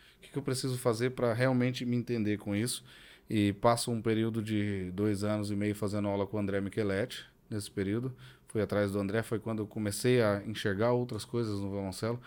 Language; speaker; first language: Portuguese; native; Portuguese